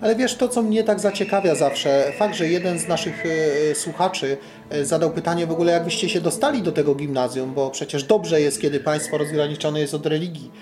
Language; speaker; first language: Polish; native; Polish